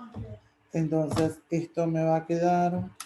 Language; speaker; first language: Spanish; native; Spanish